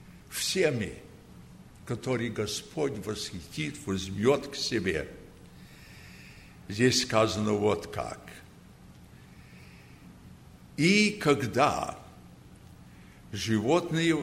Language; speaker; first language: Russian; early bilingual, heritage; Russian